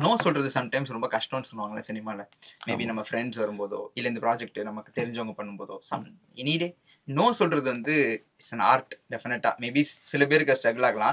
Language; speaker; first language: Tamil; native; Tamil